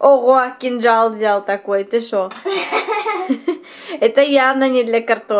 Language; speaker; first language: Russian; native; Russian